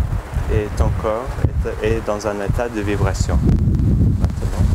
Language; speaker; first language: French; non-native, learner; English